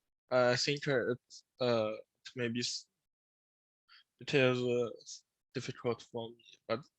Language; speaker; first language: English; non-native, learner; Chinese